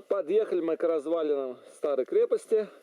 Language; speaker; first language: Russian; native; Russian